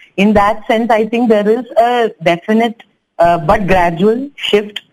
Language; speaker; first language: English; non-native, local second language; Tamil